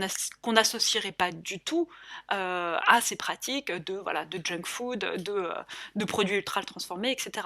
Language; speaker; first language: French; native; French